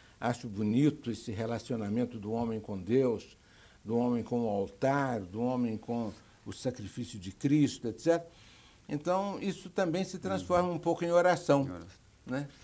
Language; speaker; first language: Portuguese; native; Portuguese